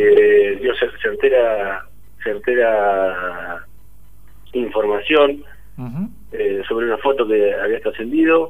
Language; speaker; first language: Spanish; native; Spanish